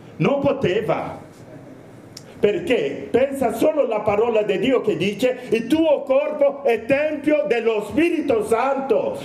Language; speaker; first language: Italian; non-native, fluent; Romanian